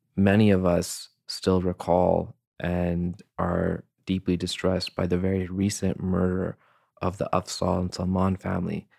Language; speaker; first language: English; native; English